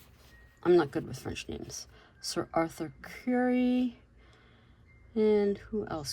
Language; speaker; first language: English; native; English